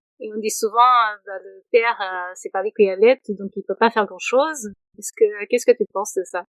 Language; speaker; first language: French; non-native, fluent; Portuguese